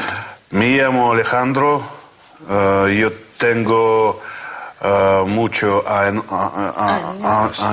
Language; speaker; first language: Spanish; non-native, learner; Russian